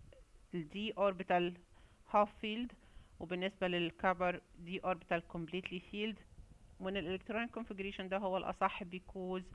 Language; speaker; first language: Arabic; native; Arabic